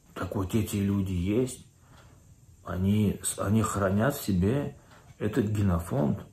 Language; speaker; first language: Russian; non-native, local second language; Turkmen